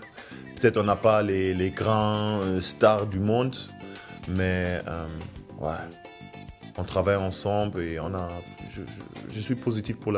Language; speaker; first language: French; non-native, fluent; German